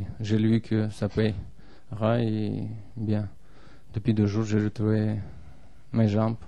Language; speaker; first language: French; non-native, learner; Russian